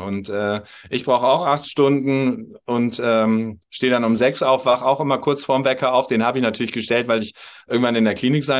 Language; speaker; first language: German; native; German